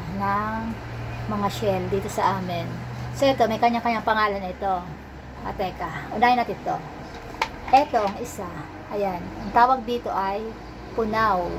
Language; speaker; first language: Filipino; non-native, local second language; Bikol